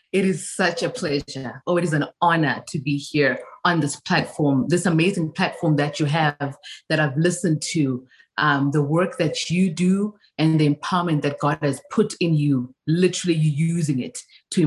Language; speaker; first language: English; non-native, local second language; Zulu